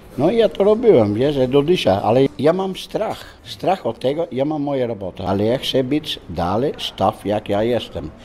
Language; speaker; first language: Polish; non-native, learner; Dutch